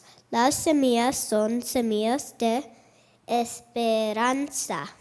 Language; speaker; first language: Spanish; non-native, learner; English